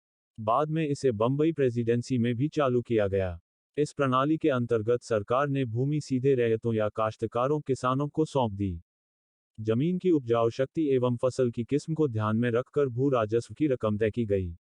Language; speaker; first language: Hindi; native; Hindi